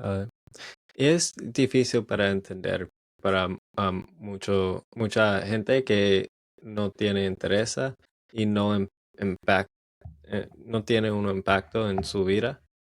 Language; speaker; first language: Spanish; non-native, learner; English